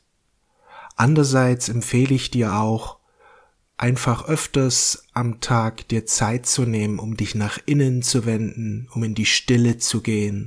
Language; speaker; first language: German; native; German